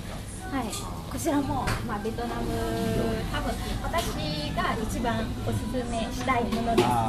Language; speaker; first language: Japanese; non-native, fluent; Vietnamese